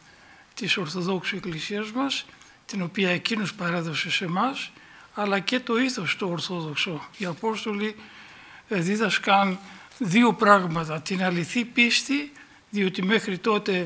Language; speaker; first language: Greek; native; Greek